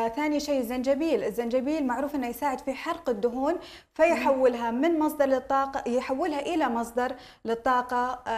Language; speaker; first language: Arabic; native; Arabic